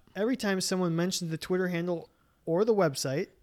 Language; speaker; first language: English; native; English